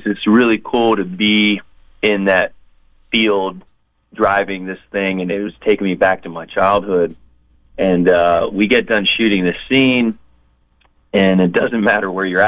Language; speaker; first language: English; native; English